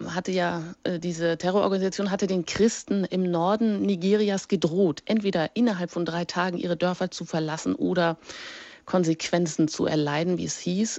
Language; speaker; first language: German; native; German